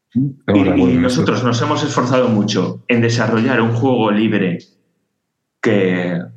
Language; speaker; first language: Spanish; native; Spanish